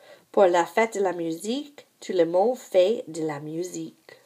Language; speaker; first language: French; non-native, fluent; English